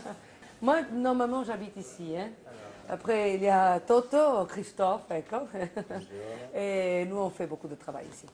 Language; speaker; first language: French; non-native, fluent; Spanish